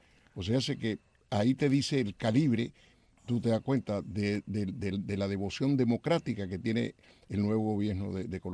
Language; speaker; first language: Spanish; native; Spanish